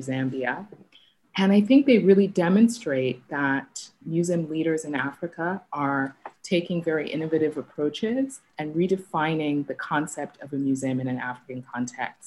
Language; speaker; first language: English; non-native, local second language; Yoruba